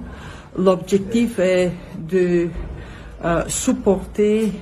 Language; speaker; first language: French; non-native, learner; Bulgarian